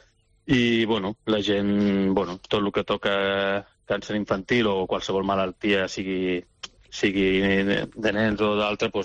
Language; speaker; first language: Catalan; native; Catalan